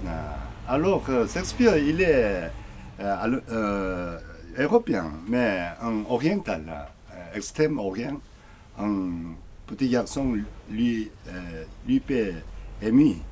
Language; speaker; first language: French; non-native, learner; Korean